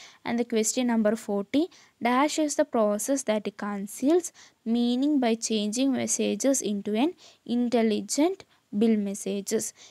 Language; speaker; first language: English; non-native, local second language; Malayalam